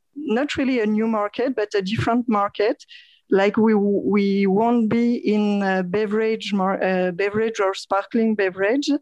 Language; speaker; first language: English; non-native, fluent; French